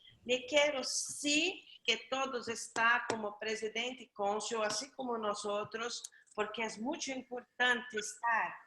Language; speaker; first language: Portuguese; non-native, learner; Spanish